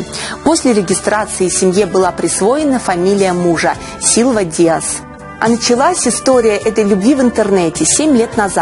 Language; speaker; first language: Russian; native; Russian